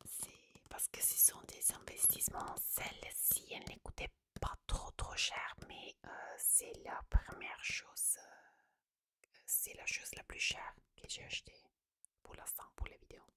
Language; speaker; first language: French; non-native, fluent; Italian